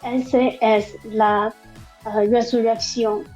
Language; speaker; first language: Spanish; non-native, learner; Chinese